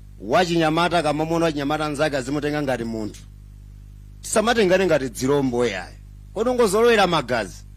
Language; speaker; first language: Nyanja; non-native, local second language; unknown